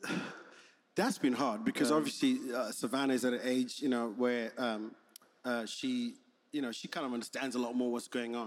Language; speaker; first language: English; non-native, local second language; Shona